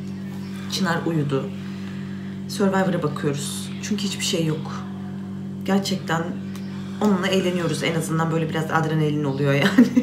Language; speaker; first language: Turkish; native; Turkish